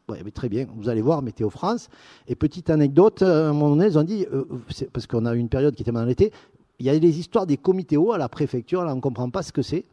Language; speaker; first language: French; native; French